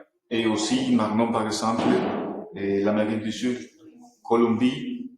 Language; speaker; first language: French; non-native, fluent; Spanish